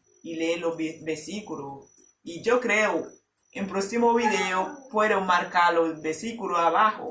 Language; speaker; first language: Spanish; non-native, learner; Haitian Creole